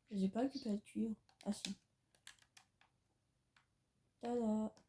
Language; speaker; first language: French; native; French